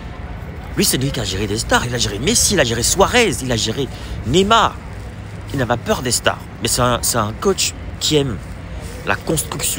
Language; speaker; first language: French; native; French